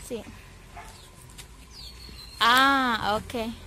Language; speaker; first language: Spanish; non-native, learner; Indonesian